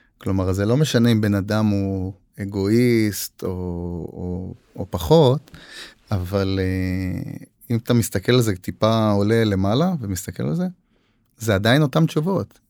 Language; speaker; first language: Hebrew; native; Hebrew